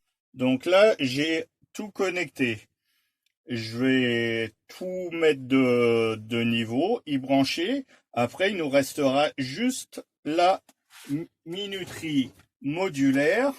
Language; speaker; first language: French; native; French